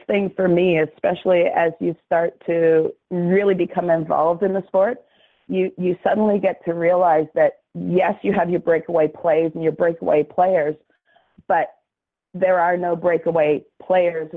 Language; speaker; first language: English; native; English